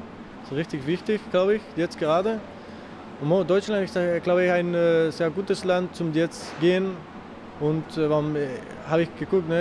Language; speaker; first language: German; non-native, learner; Spanish